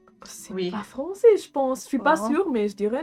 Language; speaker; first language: French; non-native, fluent; German